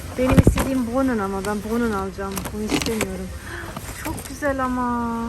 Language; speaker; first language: Turkish; early bilingual, heritage; Turkish